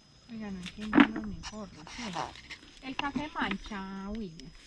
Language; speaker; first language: Spanish; native; Spanish